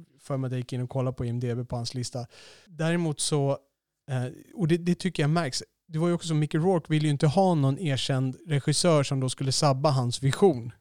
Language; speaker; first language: Swedish; native; Swedish